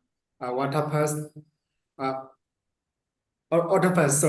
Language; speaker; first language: English; non-native, learner; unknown